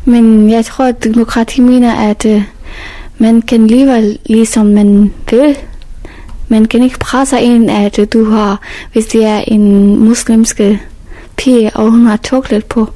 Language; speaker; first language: Danish; non-native, fluent; Persian